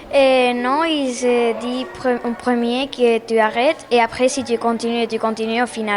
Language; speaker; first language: French; non-native, fluent; Spanish